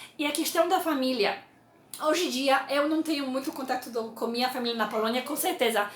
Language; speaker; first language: Portuguese; non-native, fluent; Polish